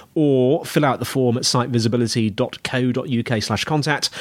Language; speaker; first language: English; native; English